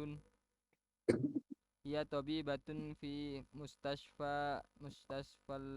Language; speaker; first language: Arabic; non-native, learner; Indonesian